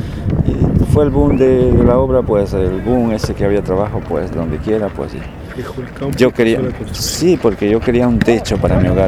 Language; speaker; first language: Spanish; native; Spanish